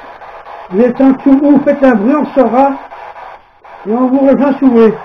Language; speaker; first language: French; native; French